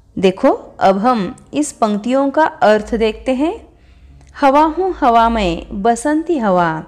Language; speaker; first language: Hindi; non-native, local second language; Marathi